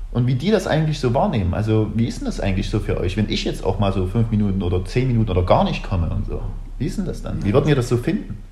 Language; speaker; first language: German; early bilingual, other home language; Russian